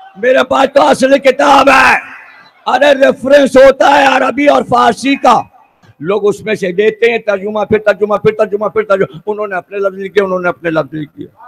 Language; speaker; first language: Urdu; native; Urdu